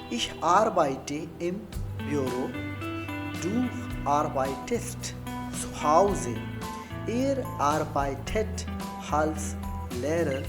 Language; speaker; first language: German; non-native, fluent; Urdu